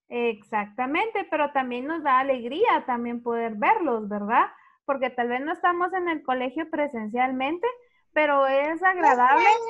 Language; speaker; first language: Spanish; native; Spanish